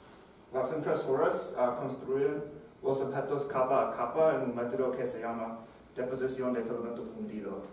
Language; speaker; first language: Spanish; non-native, fluent; English